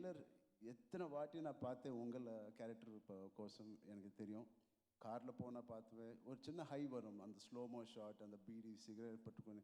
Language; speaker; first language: Tamil; non-native, local second language; Telugu